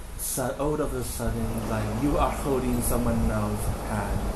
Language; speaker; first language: English; non-native, fluent; Chinese